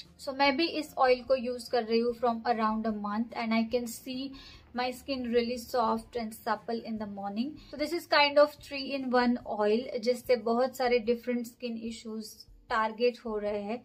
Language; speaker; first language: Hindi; native; Hindi